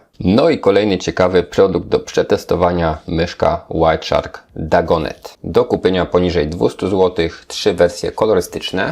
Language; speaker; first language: Polish; native; Polish